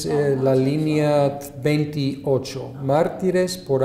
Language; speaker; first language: Spanish; non-native, fluent; English